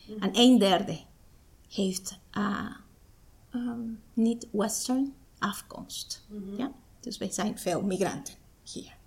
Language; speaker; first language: Dutch; non-native, fluent; Spanish